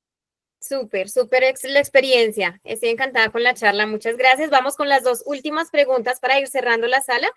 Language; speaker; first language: Spanish; native; Spanish